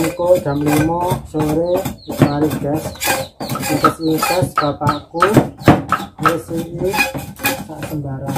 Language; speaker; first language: Indonesian; non-native, local second language; Javanese